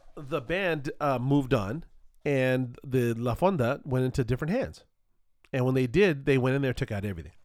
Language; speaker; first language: English; early bilingual, other home language; Spanish